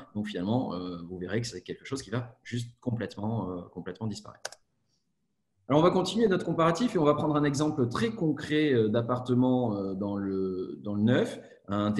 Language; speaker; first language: French; native; French